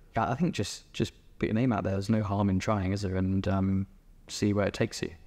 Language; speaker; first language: English; native; English